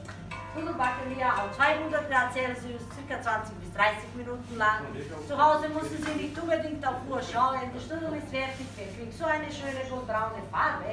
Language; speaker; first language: German; non-native, fluent; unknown